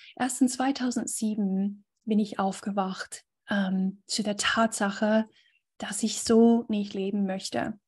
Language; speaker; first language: German; non-native, fluent; English